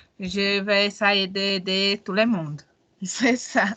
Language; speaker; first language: French; non-native, learner; Portuguese